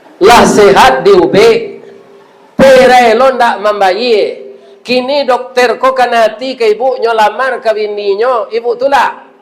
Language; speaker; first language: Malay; non-native, local second language; Minangkabau